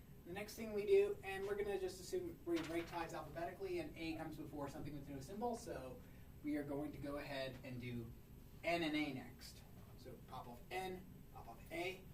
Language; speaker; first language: English; native; English